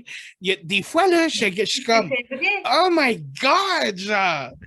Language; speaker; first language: French; native; French